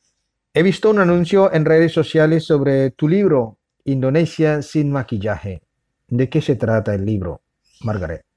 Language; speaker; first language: Spanish; non-native, fluent; Indonesian